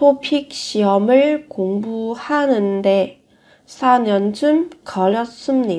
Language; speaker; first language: Korean; non-native, fluent; Vietnamese